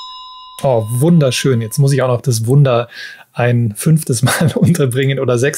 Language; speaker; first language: German; native; German